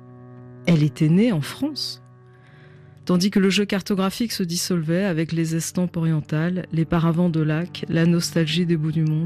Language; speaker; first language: French; native; French